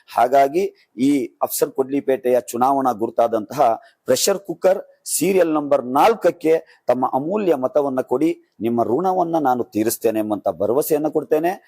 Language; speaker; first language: Kannada; non-native, local second language; Urdu